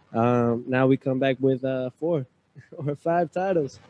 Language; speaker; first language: Spanish; early bilingual, other home language; English